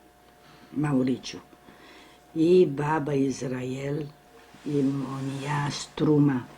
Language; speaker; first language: Hebrew; non-native, fluent; Romanian